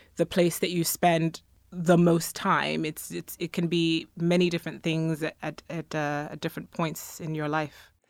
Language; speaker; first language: English; non-native, local second language; Akan